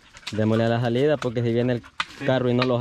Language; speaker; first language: Spanish; native; Spanish